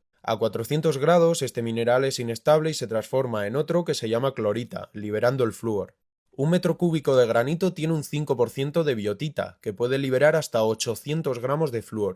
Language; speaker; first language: Spanish; native; Spanish